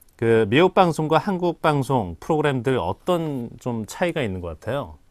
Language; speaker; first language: Korean; native; Korean